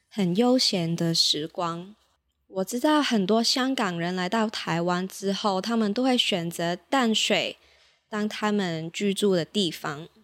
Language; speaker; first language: Chinese; non-native, local second language; Cantonese